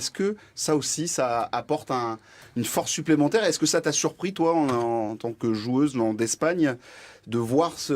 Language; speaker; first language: French; native; French